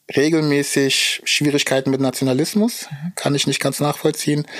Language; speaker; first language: German; early bilingual, other home language; Russian